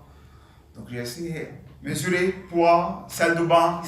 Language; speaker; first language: French; non-native, learner; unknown